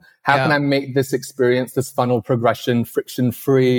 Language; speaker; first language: English; non-native, local second language; Cantonese